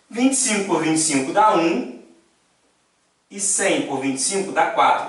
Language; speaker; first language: Portuguese; native; Portuguese